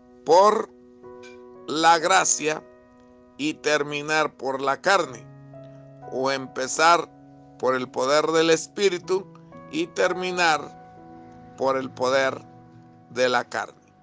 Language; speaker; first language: Spanish; native; Spanish